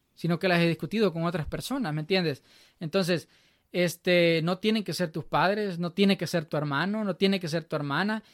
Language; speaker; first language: Spanish; native; Spanish